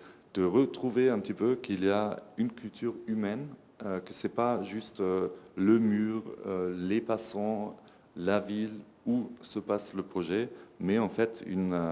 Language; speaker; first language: French; non-native, fluent; German